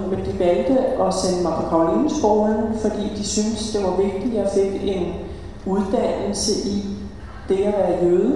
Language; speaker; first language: Danish; early bilingual, other home language; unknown